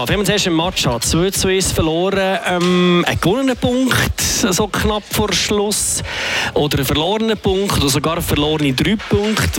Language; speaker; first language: German; native; German